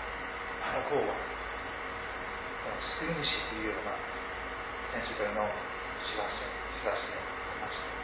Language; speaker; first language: Japanese; non-native, fluent; English